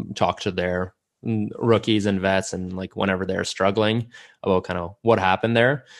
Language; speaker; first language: English; non-native, fluent; Russian